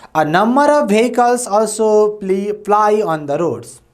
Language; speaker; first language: English; non-native, local second language; Nepali